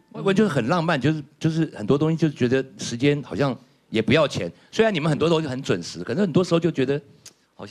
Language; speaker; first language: Chinese; native; Chinese